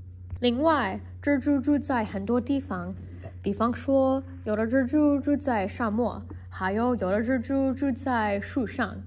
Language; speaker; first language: Chinese; non-native, learner; English